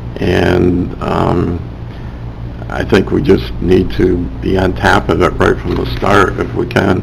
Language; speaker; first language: English; native; English